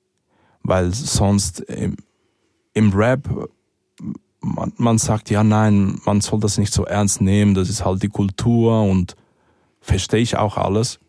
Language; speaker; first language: German; early bilingual, other home language; Spanish